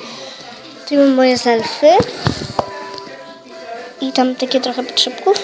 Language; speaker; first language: Polish; early bilingual, heritage; Polish